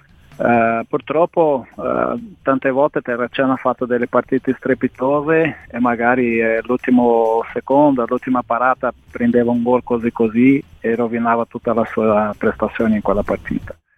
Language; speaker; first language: Italian; non-native, fluent; Portuguese